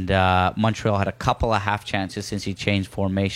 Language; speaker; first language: English; native; English